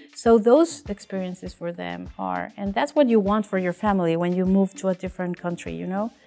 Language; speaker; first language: English; non-native, fluent; Spanish